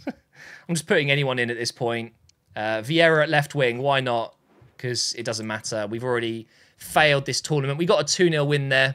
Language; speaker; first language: English; native; English